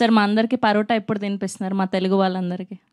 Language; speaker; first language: Telugu; native; Telugu